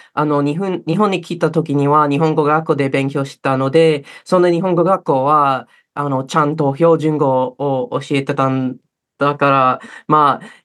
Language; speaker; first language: Japanese; non-native, fluent; English